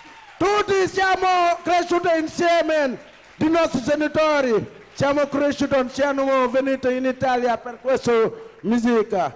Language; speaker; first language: Italian; non-native, learner; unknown